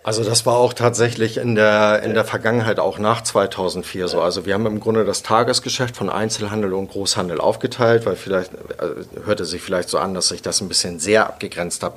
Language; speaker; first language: German; native; German